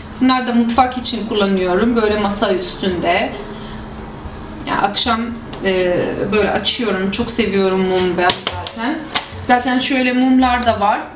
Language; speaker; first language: Turkish; non-native, fluent; Arabic